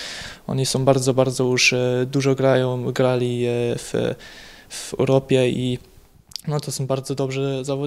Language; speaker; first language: Polish; early bilingual, heritage; Polish